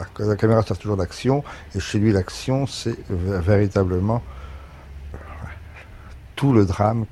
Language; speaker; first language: French; native; French